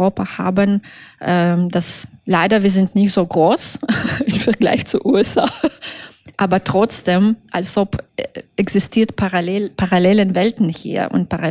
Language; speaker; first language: German; non-native, fluent; Russian